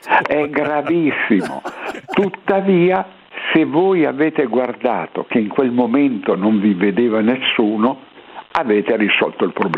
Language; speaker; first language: Italian; native; Italian